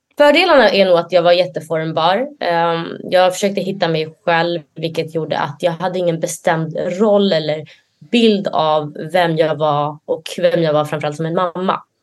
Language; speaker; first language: Swedish; early bilingual, other home language; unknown